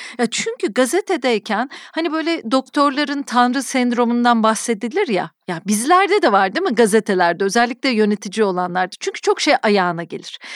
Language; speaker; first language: Turkish; native; Turkish